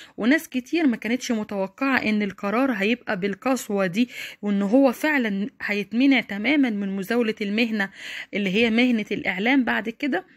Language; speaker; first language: Arabic; native; Arabic